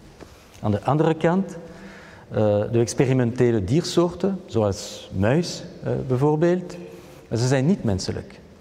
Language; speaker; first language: Dutch; non-native, fluent; French